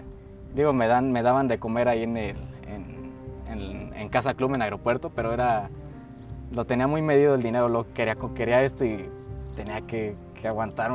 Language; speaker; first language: Spanish; native; Spanish